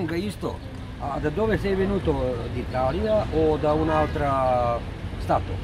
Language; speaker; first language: Italian; non-native, learner; Serbian